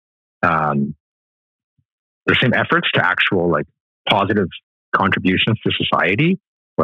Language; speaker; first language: English; native; English